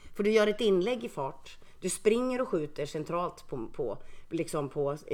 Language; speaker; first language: Swedish; early bilingual, other home language; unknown